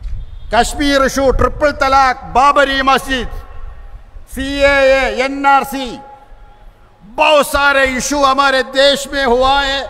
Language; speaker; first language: Hindi; non-native, local second language; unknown